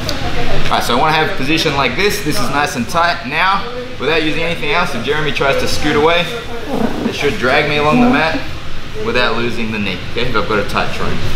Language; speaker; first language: English; native; English